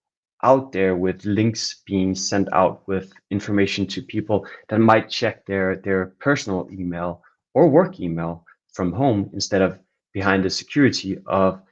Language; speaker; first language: English; non-native, fluent; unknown